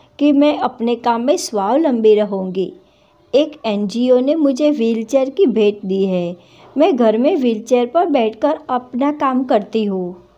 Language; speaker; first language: Hindi; non-native, local second language; Gujarati